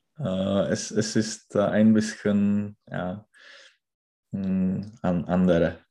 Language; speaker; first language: German; non-native, learner; Czech